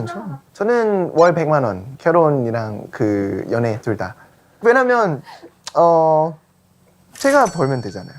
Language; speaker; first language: Korean; non-native, fluent; Thai